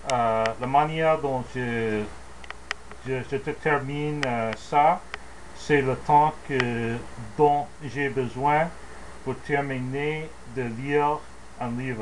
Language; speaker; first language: French; non-native, learner; English